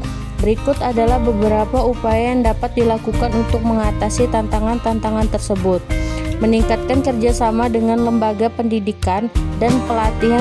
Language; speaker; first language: Indonesian; native; Indonesian